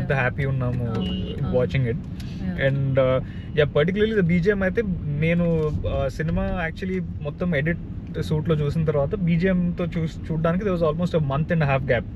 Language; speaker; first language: Telugu; native; Telugu